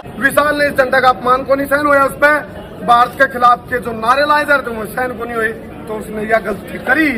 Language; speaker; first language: Hindi; native; Hindi